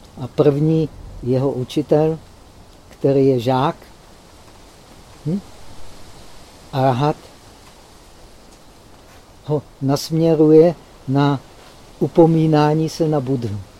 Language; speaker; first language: Czech; native; Czech